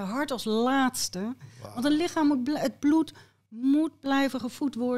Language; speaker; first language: Dutch; native; Dutch